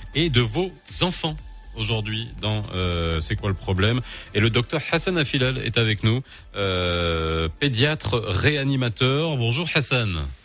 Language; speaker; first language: French; non-native, local second language; Arabic